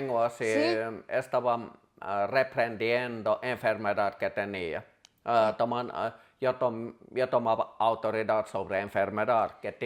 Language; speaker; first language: Spanish; non-native, fluent; Finnish